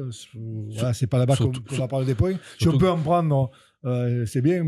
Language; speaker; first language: French; native; French